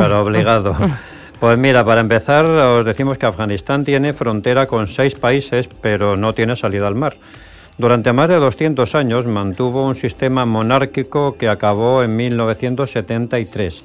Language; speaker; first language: Spanish; native; Spanish